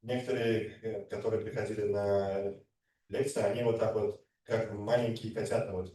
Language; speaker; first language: Russian; native; Russian